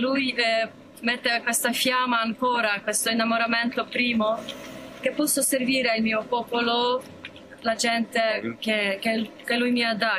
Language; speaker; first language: Italian; non-native, learner; Ukrainian